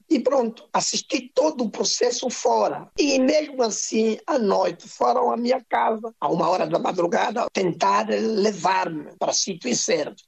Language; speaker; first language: Portuguese; native; Portuguese